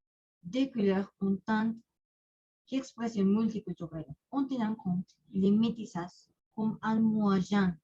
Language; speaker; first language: French; non-native, learner; Spanish